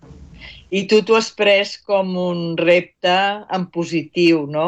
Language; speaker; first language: Catalan; native; Catalan